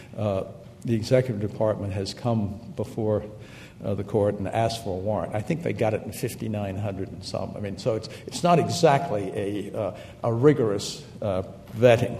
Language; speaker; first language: English; native; English